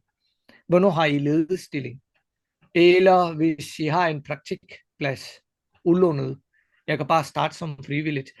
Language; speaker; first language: Danish; non-native, fluent; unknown